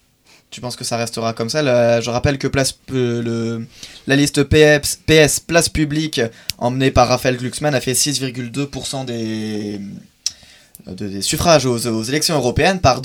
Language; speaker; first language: French; native; French